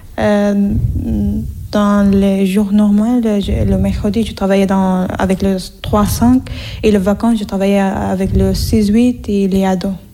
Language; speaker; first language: French; non-native, learner; Arabic